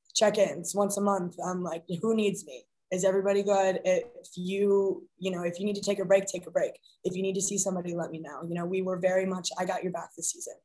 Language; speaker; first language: English; native; English